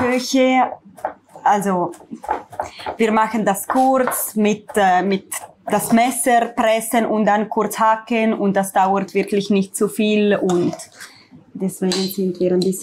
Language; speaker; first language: German; non-native, learner; Italian